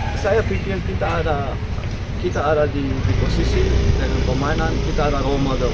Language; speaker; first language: Indonesian; non-native, fluent; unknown